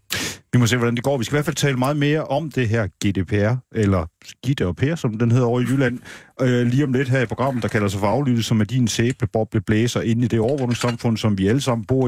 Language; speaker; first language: Danish; native; Danish